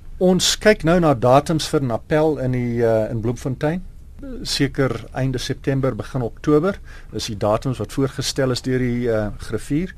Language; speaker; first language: Afrikaans; non-native, local second language; English